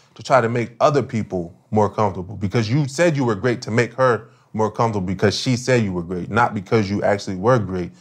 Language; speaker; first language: English; native; English